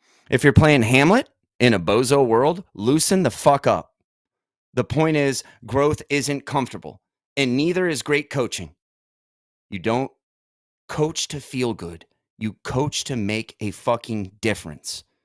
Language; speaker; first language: English; native; English